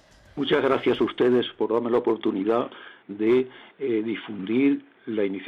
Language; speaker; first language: Spanish; native; Spanish